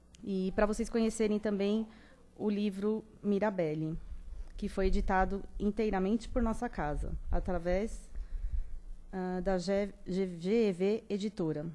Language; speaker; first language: Portuguese; native; Portuguese